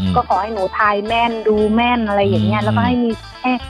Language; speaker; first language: Thai; native; Thai